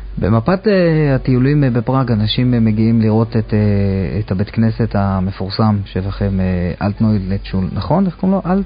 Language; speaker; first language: Hebrew; native; Hebrew